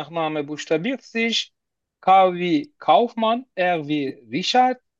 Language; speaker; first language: German; non-native, learner; Turkish